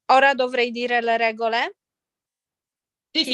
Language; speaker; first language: Italian; non-native, fluent; Polish